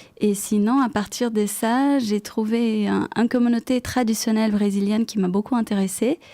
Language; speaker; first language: French; non-native, fluent; Portuguese